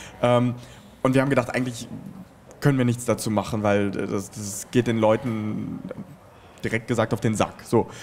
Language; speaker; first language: German; early bilingual, other home language; Russian